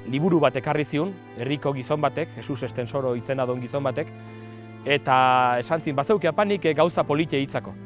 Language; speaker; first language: Basque; native; Basque